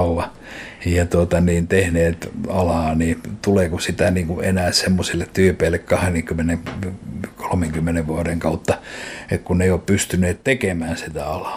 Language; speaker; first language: Finnish; native; Finnish